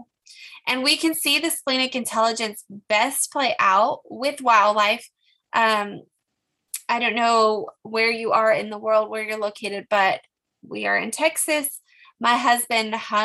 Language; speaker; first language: English; native; English